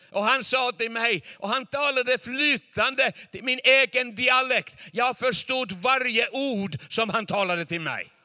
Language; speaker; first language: Swedish; non-native, fluent; Chinese